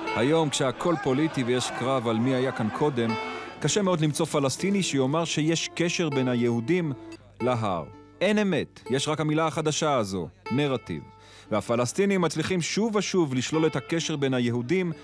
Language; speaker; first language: Hebrew; native; Hebrew